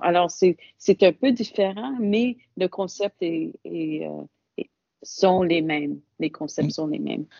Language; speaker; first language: French; non-native, local second language; English